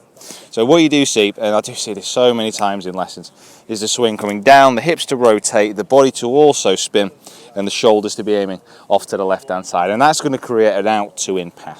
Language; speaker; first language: English; native; English